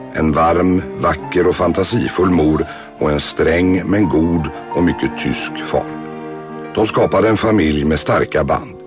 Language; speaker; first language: Swedish; native; Swedish